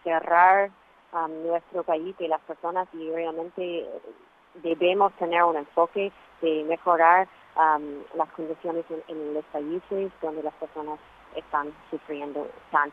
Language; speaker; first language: Spanish; non-native, fluent; English